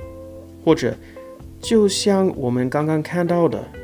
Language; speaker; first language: Chinese; non-native, fluent; English